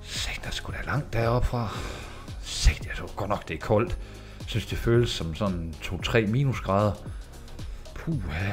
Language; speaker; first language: Danish; native; Danish